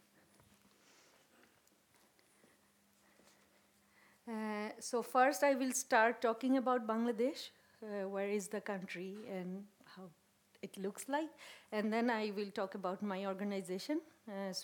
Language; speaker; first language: English; non-native, local second language; Bangla